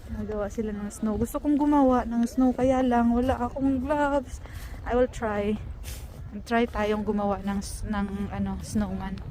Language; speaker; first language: Filipino; native; Filipino